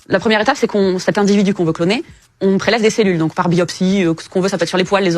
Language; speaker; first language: French; native; French